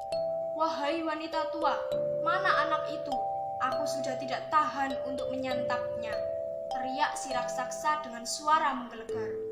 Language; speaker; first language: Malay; non-native, local second language; Javanese